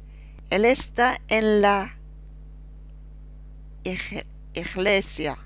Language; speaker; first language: Spanish; non-native, fluent; Persian